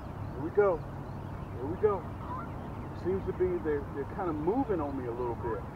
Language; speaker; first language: English; native; English